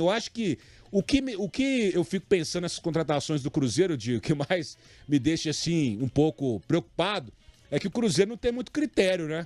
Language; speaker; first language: Portuguese; native; Portuguese